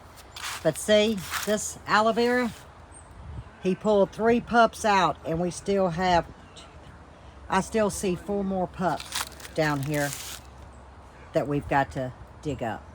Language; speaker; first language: English; native; English